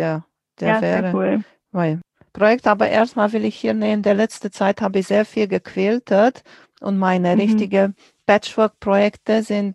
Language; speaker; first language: German; non-native, fluent; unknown